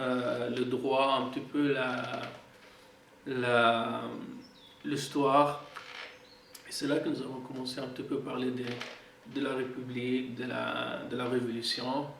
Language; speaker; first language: French; non-native, fluent; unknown